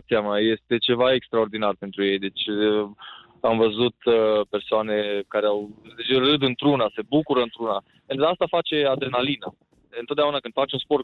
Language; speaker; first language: Romanian; native; Romanian